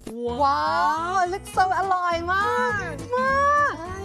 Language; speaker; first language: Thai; non-native, fluent; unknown